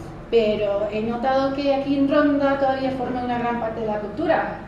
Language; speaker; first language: Spanish; non-native, fluent; English